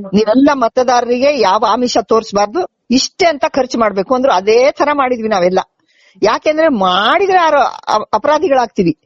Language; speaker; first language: Kannada; non-native, local second language; Lambadi